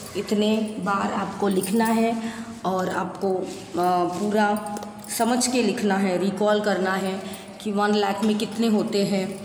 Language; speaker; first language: Hindi; non-native, local second language; Gujarati